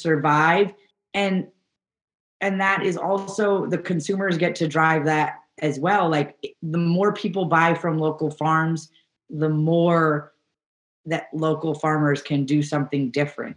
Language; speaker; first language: English; native; English